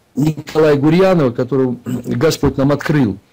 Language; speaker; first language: Russian; native; Russian